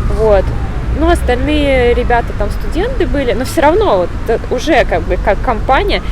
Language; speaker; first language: Russian; native; Russian